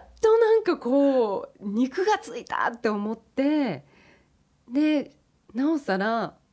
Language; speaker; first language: Japanese; early bilingual, heritage; English